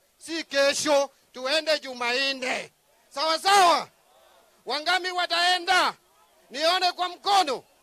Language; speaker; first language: Swahili; non-native, local second language; Luo (Kenya and Tanzania)